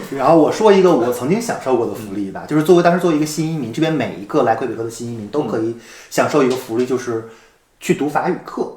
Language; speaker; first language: Chinese; native; Chinese